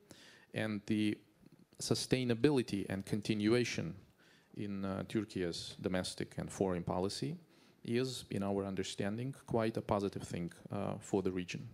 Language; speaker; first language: English; non-native, fluent; Azerbaijani